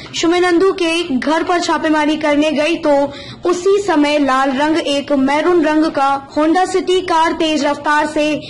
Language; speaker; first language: Hindi; native; Hindi